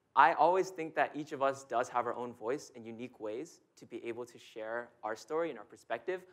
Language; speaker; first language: English; native; English